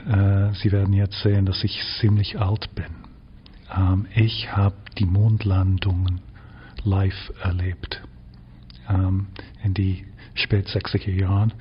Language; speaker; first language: German; non-native, fluent; English